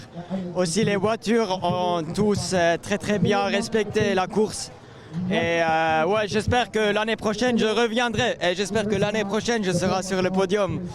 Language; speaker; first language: French; non-native, local second language; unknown